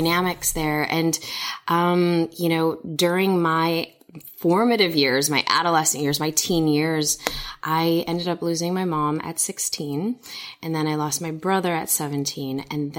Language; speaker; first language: English; native; English